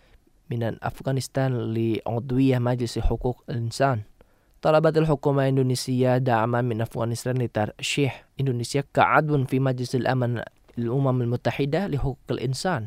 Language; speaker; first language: Arabic; non-native, fluent; Indonesian